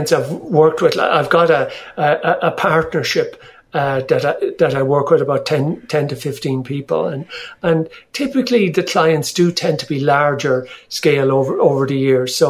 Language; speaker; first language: English; native; English